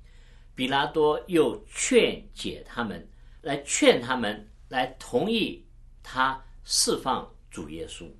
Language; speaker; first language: Chinese; native; Chinese